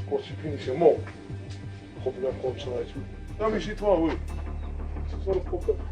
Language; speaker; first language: French; non-native, learner; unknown